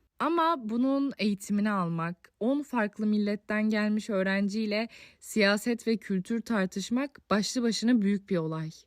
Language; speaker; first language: Turkish; native; Turkish